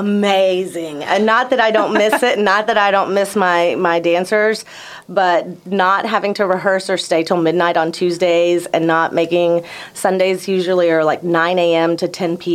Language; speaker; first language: English; native; English